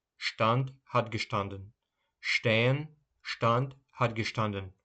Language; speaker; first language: German; non-native, fluent; Ukrainian